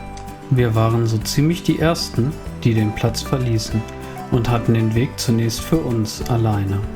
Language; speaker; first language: German; native; German